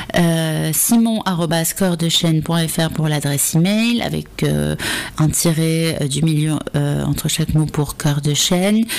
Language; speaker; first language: French; native; French